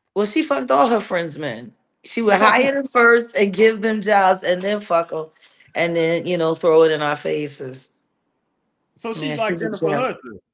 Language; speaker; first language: English; native; English